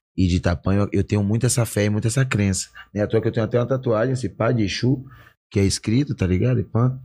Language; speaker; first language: Portuguese; native; Portuguese